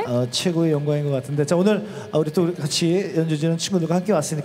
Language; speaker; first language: Korean; native; Korean